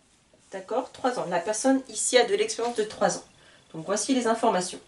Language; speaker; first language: French; native; French